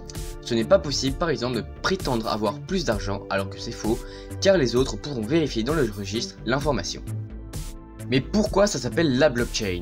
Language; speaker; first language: French; native; French